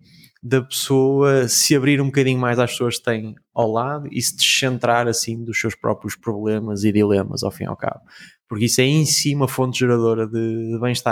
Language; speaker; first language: Portuguese; native; Portuguese